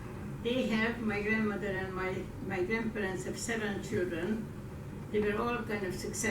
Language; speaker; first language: English; non-native, fluent; Hungarian